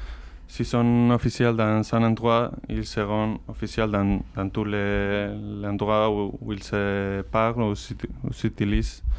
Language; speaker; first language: French; non-native, learner; Spanish